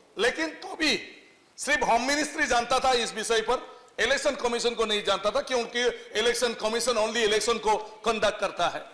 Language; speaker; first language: Hindi; non-native, local second language; Bodo